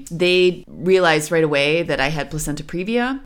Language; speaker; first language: English; native; English